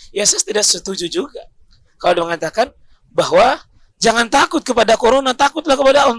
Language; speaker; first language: Indonesian; native; Indonesian